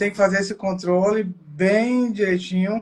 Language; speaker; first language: Portuguese; native; Portuguese